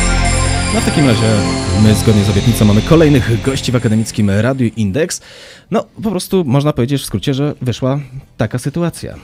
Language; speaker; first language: Polish; native; Polish